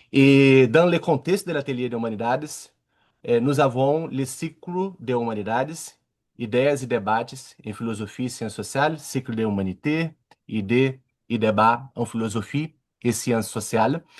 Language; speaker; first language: French; non-native, learner; Portuguese